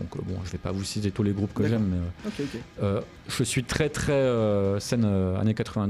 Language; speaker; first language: French; native; French